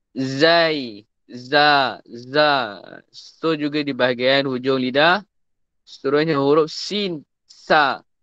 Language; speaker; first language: Malay; native; Malay